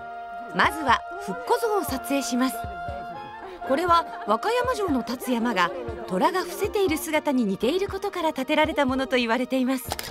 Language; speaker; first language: Japanese; native; Japanese